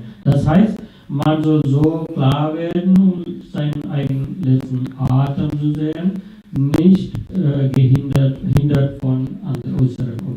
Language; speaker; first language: German; non-native, fluent; Sinhala